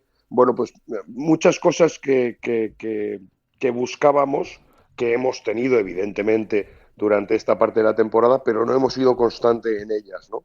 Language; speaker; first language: Spanish; native; Spanish